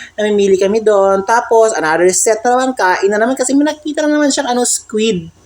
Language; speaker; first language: Filipino; non-native, local second language; Cebuano